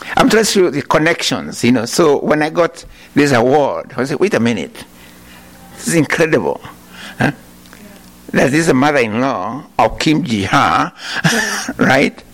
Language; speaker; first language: English; non-native, local second language; Kikuyu